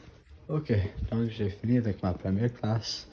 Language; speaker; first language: French; non-native, fluent; English